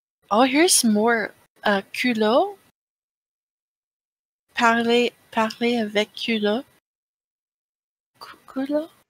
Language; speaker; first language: French; non-native, learner; English